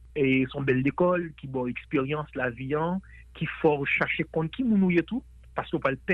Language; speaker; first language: French; native; French